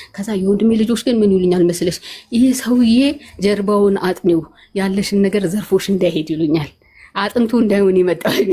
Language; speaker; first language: Amharic; native; Amharic